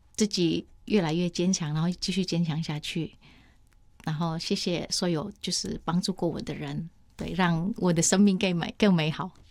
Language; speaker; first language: Chinese; non-native, fluent; Vietnamese